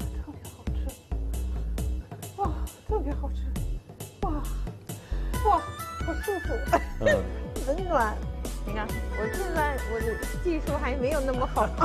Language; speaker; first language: Chinese; non-native, fluent; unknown